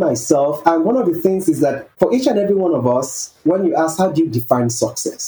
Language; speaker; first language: English; non-native, local second language; Yoruba